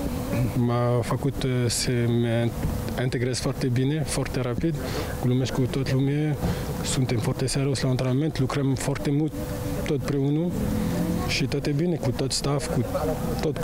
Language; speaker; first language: Romanian; non-native, learner; French